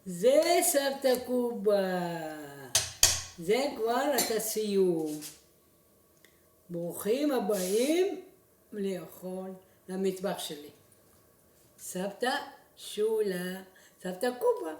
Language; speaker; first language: Hebrew; non-native, fluent; Arabic